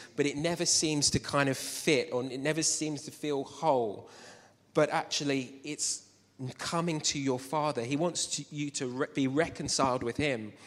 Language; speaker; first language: English; native; English